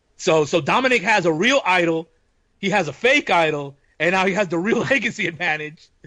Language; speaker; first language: English; native; English